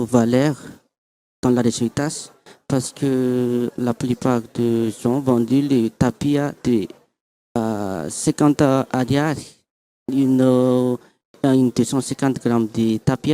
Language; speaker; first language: French; non-native, local second language; Malagasy